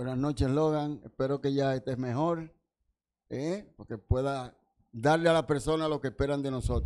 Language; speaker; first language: Spanish; native; Spanish